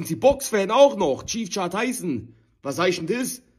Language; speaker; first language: German; native; German